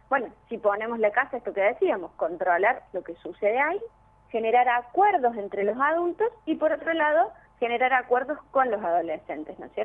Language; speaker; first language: Spanish; native; Spanish